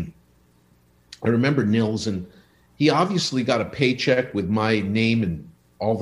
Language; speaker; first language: English; early bilingual, other home language; Spanish